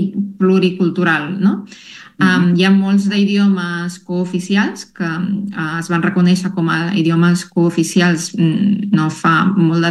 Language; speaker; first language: Catalan; non-native, fluent; Spanish